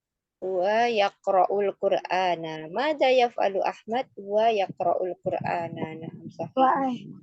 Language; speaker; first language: Arabic; non-native, fluent; Indonesian